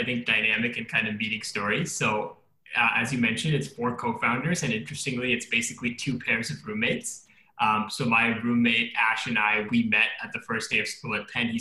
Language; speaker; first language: English; native; English